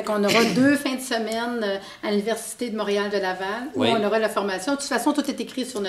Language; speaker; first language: French; native; French